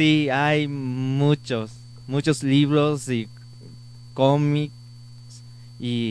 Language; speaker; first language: Spanish; non-native, learner; Japanese